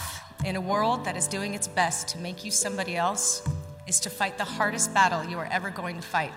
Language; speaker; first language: English; native; English